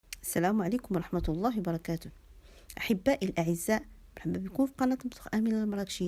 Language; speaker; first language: Arabic; native; Arabic